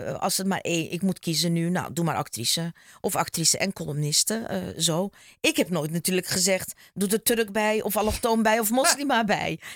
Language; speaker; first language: Dutch; early bilingual, other home language; Turkish